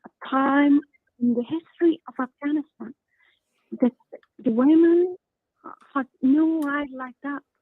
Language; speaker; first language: English; non-native, learner; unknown